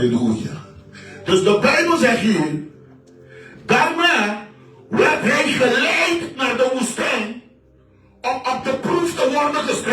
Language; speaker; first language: Dutch; non-native, fluent; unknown